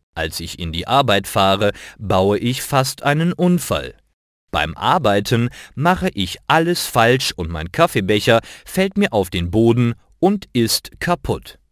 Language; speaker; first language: German; native; German